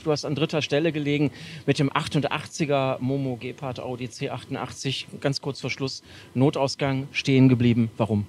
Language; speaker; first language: German; native; German